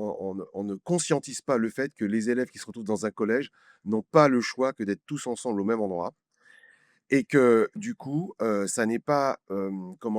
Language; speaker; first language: French; native; French